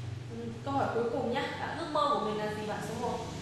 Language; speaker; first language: Vietnamese; native; Vietnamese